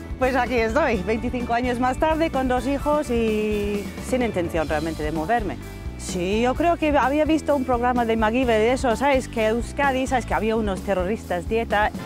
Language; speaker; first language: Spanish; non-native, fluent; English